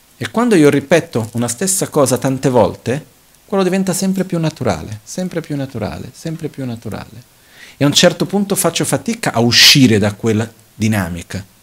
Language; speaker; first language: Italian; non-native, fluent; Portuguese